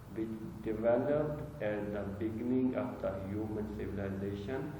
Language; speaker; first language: English; non-native, local second language; Urdu